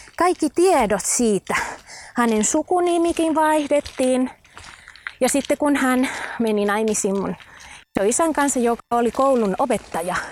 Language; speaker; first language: Finnish; non-native, fluent; Spanish